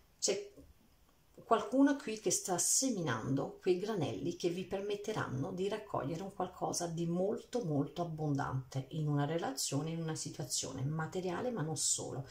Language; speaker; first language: Italian; early bilingual, heritage; Italian